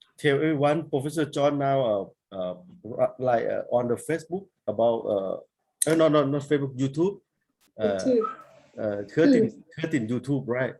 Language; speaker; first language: English; non-native, learner; Thai